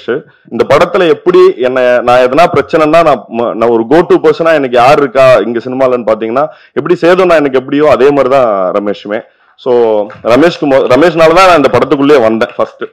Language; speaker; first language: Tamil; native; Tamil